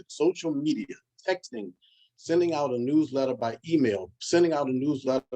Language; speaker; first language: English; native; English